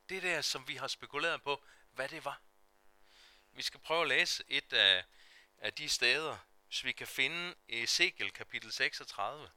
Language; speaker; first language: Danish; native; Danish